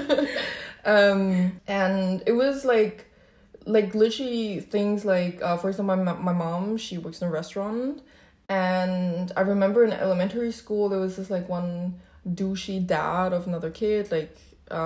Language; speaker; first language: English; non-native, fluent; Chinese